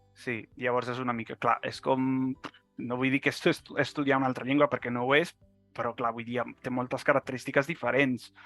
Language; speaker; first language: Catalan; non-native, fluent; Italian